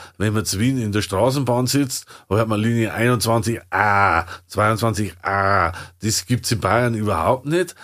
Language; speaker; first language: German; native; German